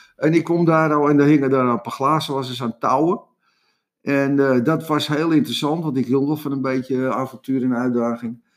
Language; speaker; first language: Dutch; native; Dutch